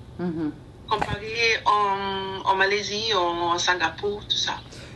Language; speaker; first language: French; non-native, learner; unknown